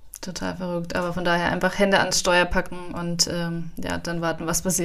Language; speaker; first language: German; native; German